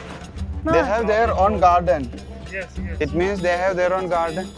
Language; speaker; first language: English; non-native, local second language; Malayalam